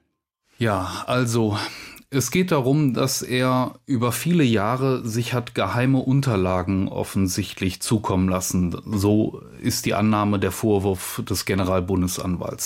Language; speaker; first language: German; native; German